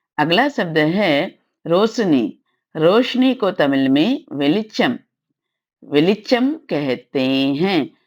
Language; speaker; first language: Hindi; non-native, local second language; Tamil